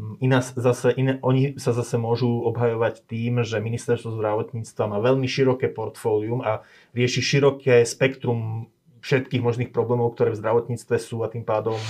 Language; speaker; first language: Slovak; native; Slovak